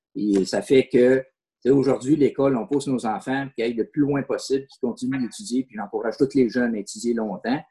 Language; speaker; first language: French; native; French